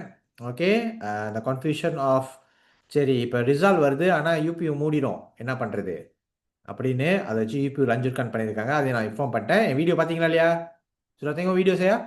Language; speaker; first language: Tamil; native; Tamil